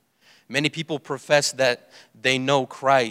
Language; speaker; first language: English; native; English